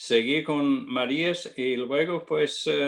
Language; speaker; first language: Spanish; non-native, fluent; English